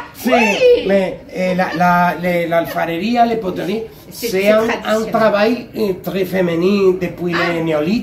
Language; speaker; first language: French; non-native, learner; Spanish